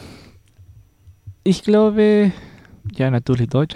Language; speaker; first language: German; non-native, learner; Spanish